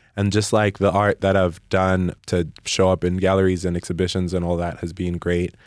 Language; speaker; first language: English; non-native, local second language; Nyanja